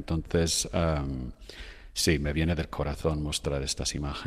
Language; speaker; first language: Spanish; non-native, fluent; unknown